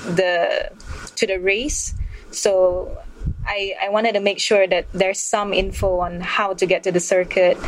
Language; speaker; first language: English; non-native, local second language; Malay